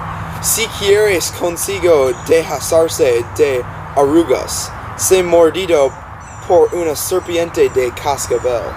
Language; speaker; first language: Spanish; non-native, learner; English